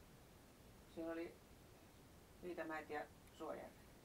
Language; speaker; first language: Finnish; native; Finnish